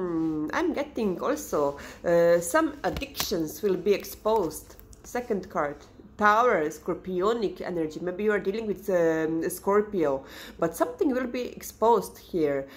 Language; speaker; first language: English; non-native, fluent; Serbian